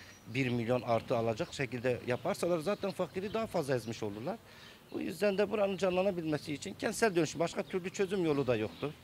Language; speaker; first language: Turkish; native; Turkish